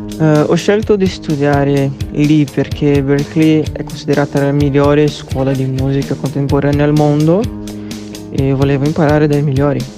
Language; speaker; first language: Italian; non-native, fluent; Portuguese